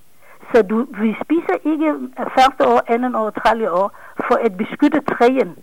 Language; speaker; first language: Danish; non-native, fluent; Hebrew